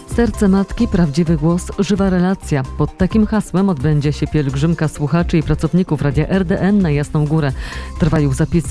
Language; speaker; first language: Polish; native; Polish